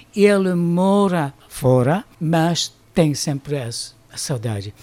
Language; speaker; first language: Portuguese; non-native, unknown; French